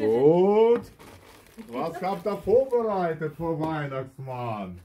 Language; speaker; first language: German; non-native, learner; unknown